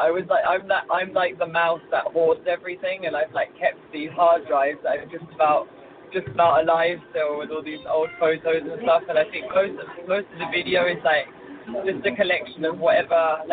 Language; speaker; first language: English; native; English